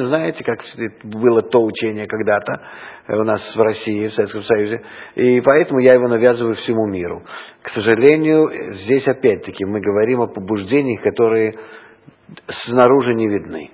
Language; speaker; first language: Russian; native; Russian